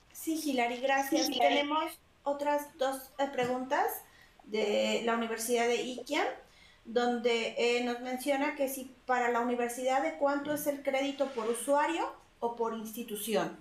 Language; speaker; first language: Spanish; native; Spanish